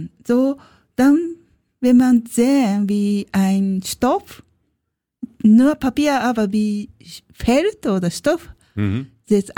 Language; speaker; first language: German; non-native, learner; Japanese